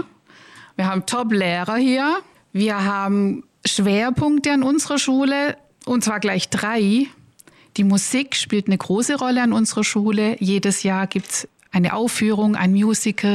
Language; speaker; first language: German; native; German